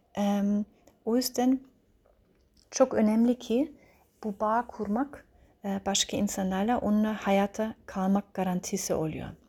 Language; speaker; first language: Turkish; early bilingual, heritage; Turkish